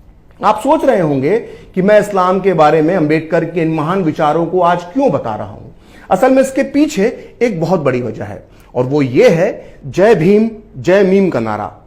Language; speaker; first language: Hindi; native; Hindi